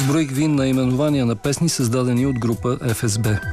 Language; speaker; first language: Bulgarian; native; Bulgarian